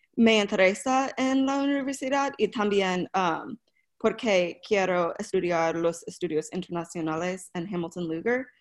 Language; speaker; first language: Spanish; non-native, learner; English